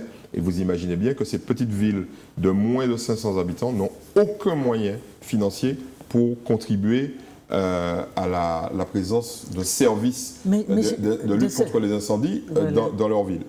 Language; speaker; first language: French; native; French